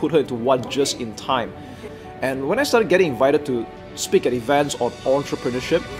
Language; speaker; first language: English; non-native, local second language; Chinese